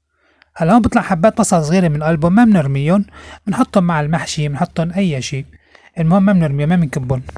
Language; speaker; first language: Arabic; native; Arabic